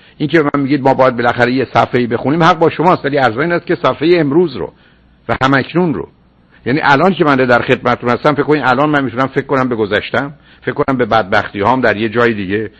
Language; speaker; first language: Persian; native; Persian